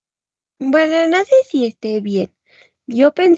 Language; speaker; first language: Spanish; native; Spanish